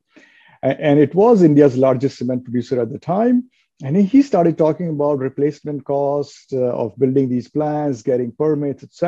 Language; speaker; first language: English; non-native, local second language; Hindi